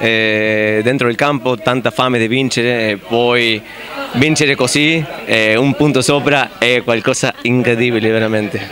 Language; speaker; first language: Italian; non-native, fluent; Spanish